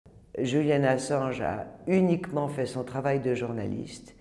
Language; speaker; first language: French; native; French